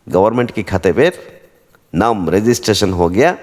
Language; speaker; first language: Hindi; non-native, local second language; Bangla